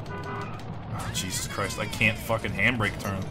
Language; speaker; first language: English; native; English